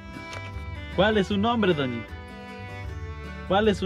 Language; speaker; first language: Spanish; native; Spanish